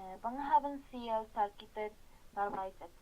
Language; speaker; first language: German; non-native, learner; Spanish